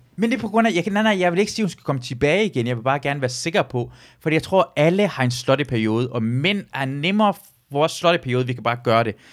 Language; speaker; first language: Danish; early bilingual, other home language; Persian